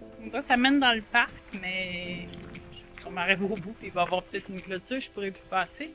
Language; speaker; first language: French; native; French